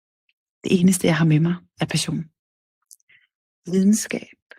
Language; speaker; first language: Danish; native; Danish